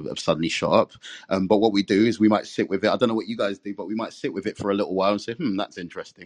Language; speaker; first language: English; native; English